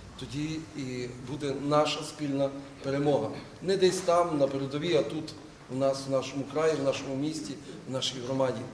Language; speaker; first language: Ukrainian; native; Ukrainian